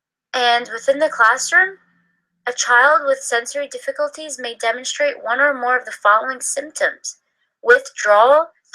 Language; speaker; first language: English; native; English